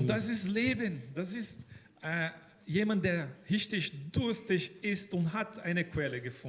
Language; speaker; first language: German; non-native, fluent; Portuguese